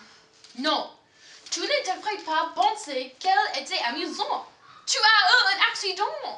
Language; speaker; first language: French; non-native, learner; English